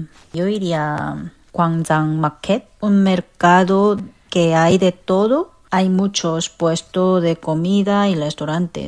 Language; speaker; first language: Spanish; non-native, fluent; Korean